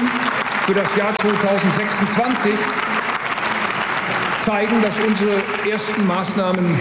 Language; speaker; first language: German; native; German